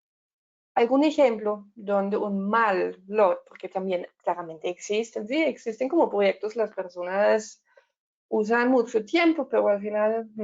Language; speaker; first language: Spanish; non-native, learner; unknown